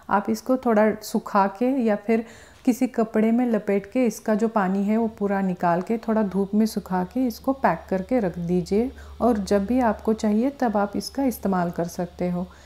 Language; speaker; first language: Hindi; non-native, local second language; Marathi